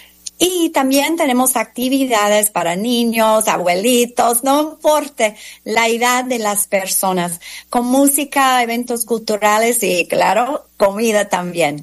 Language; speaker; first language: Spanish; non-native, fluent; English